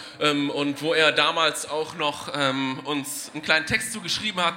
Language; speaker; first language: German; native; German